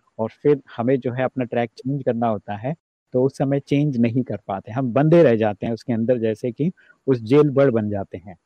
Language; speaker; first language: Hindi; native; Hindi